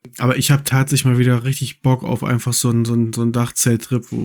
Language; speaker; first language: German; native; German